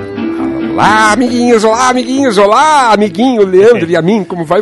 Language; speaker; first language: Portuguese; native; Portuguese